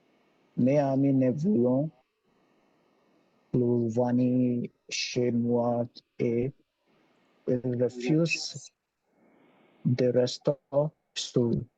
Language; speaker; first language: French; non-native, learner; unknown